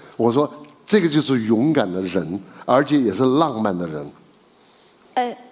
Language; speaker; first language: Chinese; native; Chinese